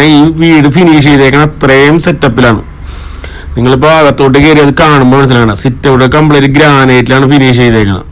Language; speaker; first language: Malayalam; native; Malayalam